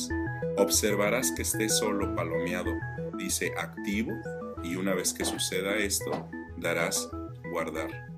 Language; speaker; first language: Spanish; native; Spanish